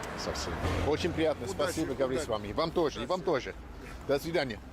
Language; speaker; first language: Russian; non-native, learner; English